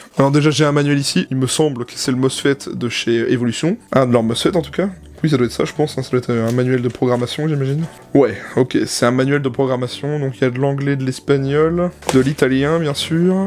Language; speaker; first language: French; native; French